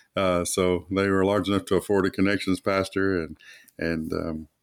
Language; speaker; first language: English; native; English